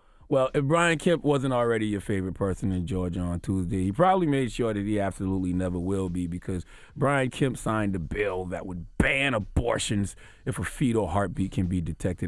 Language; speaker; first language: English; native; English